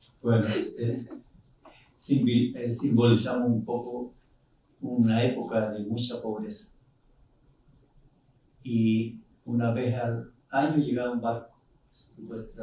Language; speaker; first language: Spanish; non-native, local second language; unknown